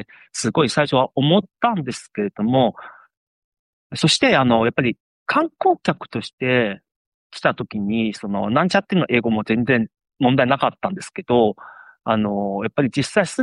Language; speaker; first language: Japanese; non-native, fluent; Chinese